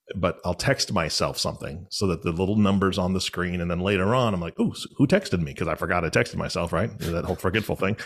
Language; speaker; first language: English; native; English